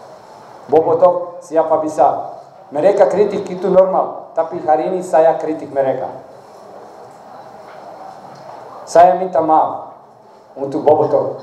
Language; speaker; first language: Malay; non-native, learner; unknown